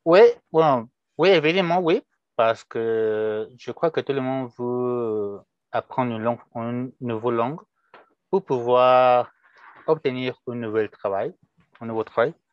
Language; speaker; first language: French; non-native, fluent; Spanish